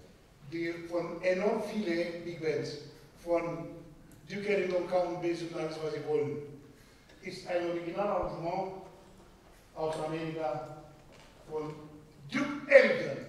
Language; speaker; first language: German; non-native, fluent; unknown